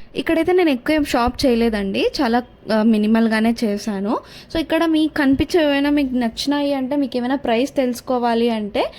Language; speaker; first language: Telugu; non-native, local second language; Kannada